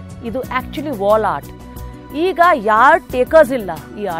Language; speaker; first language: Kannada; non-native, local second language; Hindi